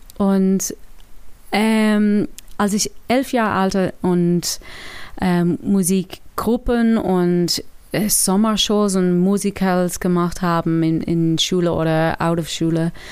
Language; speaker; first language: German; non-native, learner; English